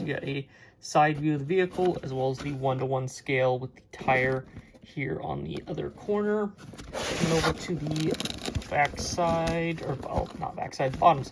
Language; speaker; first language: English; native; English